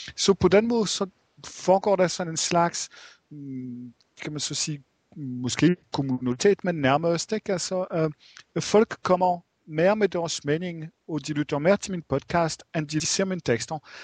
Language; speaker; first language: Danish; non-native, fluent; French